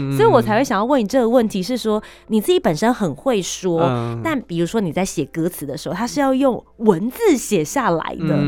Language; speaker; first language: Chinese; native; Chinese